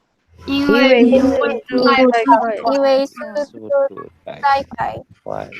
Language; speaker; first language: Chinese; non-native, learner; Indonesian